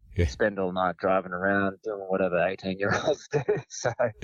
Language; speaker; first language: English; native; English